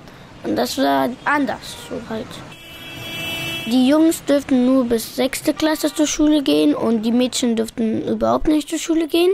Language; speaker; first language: German; early bilingual, other home language; Pashto